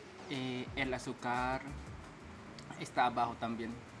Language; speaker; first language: Spanish; non-native, learner; Filipino